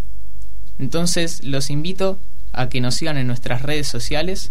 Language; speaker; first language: Spanish; native; Spanish